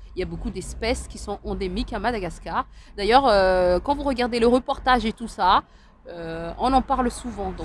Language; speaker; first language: French; non-native, local second language; Malagasy